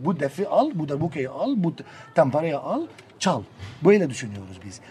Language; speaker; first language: Turkish; non-native, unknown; Arabic